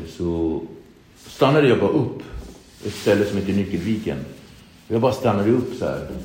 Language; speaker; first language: Swedish; early bilingual, other home language; Kabuverdianu